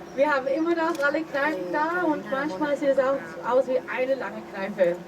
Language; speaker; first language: German; non-native, fluent; Danish